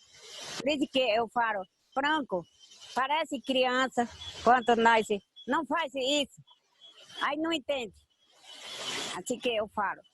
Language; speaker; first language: Portuguese; non-native, local second language; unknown